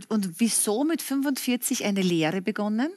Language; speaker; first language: German; native; German